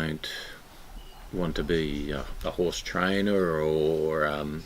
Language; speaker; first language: English; native; English